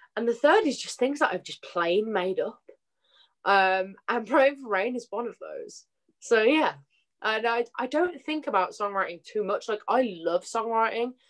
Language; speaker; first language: English; native; English